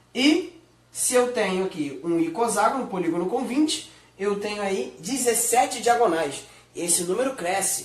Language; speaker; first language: Portuguese; native; Portuguese